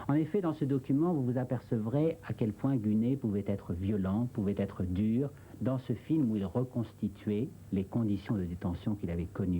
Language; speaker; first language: French; native; French